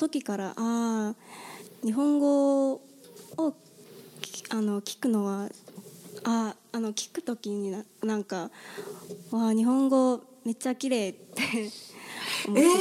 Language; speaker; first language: Japanese; non-native, fluent; English